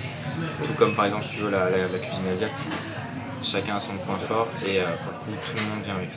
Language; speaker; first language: French; native; French